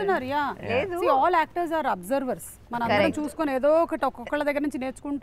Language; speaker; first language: Telugu; native; Telugu